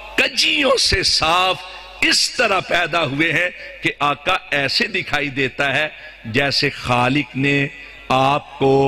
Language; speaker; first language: Urdu; non-native, local second language; Punjabi